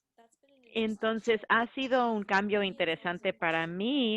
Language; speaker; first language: Spanish; non-native, fluent; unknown